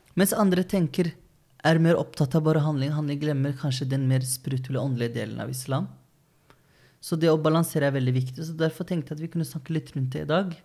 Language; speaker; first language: Norwegian; native; Norwegian